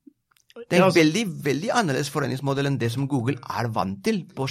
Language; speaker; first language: Norwegian; non-native, fluent; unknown